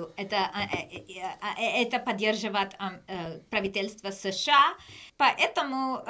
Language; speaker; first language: Russian; non-native, learner; English